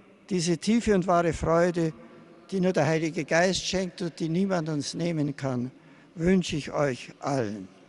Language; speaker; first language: German; native; German